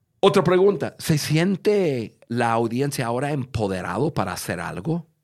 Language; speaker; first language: Spanish; non-native, fluent; English